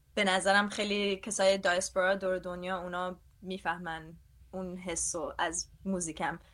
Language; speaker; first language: Persian; early bilingual, other home language; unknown